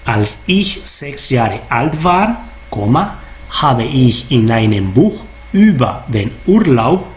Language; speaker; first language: German; non-native, fluent; Spanish